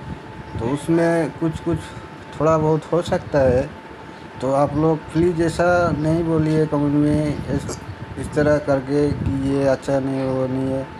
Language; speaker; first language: Hindi; non-native, local second language; Bangla